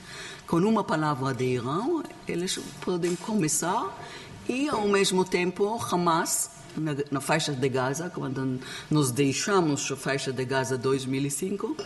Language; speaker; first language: Portuguese; non-native, learner; Hebrew